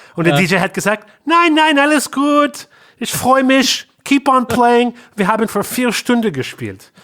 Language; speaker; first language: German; non-native, learner; English